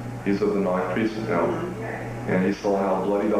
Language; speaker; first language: English; native; English